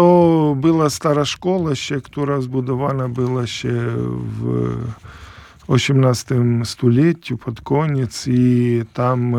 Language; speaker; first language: Polish; non-native, fluent; Ukrainian